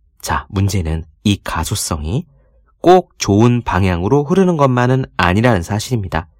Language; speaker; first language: Korean; native; Korean